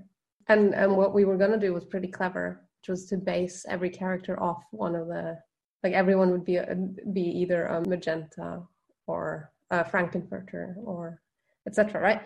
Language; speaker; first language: English; non-native, fluent; Norwegian